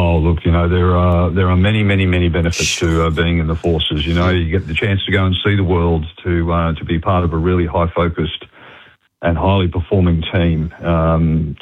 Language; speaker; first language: English; native; English